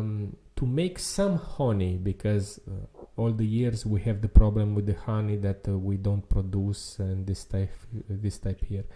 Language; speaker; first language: English; non-native, fluent; Italian